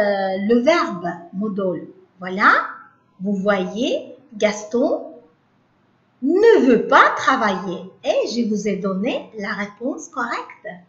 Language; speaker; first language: French; non-native, learner; Uzbek